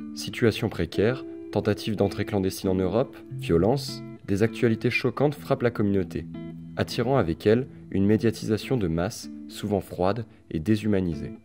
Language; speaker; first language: French; native; French